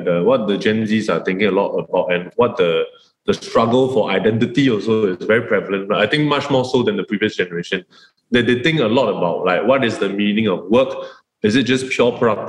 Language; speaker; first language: English; non-native, local second language; Chinese